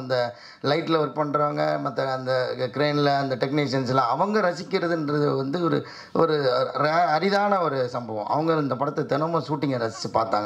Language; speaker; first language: Tamil; native; Tamil